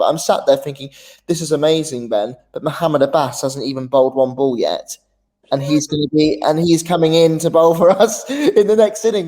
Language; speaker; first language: English; native; English